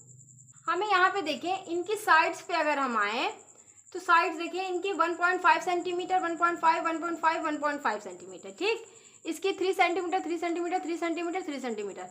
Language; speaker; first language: Hindi; native; Hindi